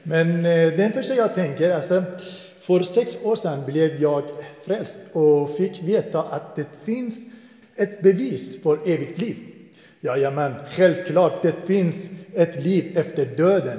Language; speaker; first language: Swedish; non-native, fluent; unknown